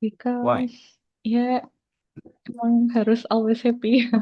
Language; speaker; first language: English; non-native, learner; Indonesian